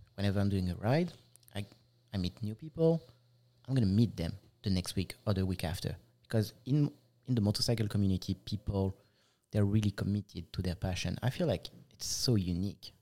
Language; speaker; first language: English; non-native, fluent; French